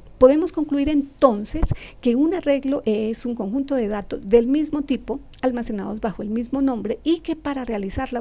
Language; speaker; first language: Spanish; native; Spanish